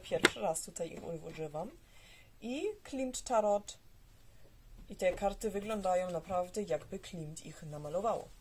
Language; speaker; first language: Polish; early bilingual, heritage; Polish